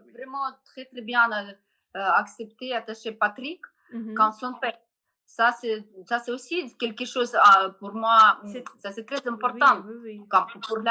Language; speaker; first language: French; non-native, learner; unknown